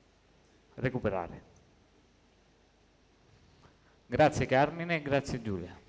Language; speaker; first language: Italian; native; Italian